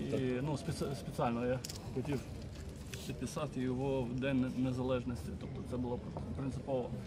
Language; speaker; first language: Ukrainian; non-native, fluent; Russian